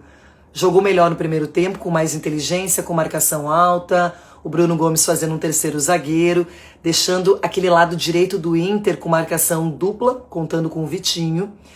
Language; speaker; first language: Portuguese; native; Portuguese